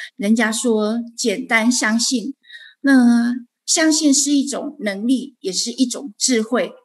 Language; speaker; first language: Chinese; native; Chinese